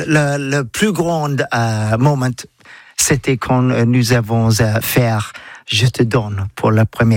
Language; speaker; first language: French; non-native, learner; English